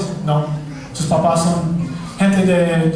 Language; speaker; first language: Spanish; non-native, fluent; English